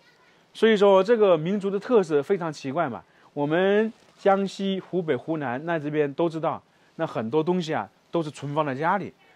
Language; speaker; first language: Chinese; native; Chinese